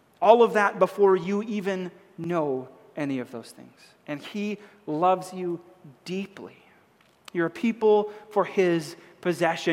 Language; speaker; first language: English; native; English